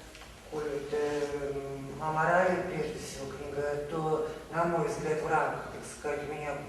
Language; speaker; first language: Russian; native; Russian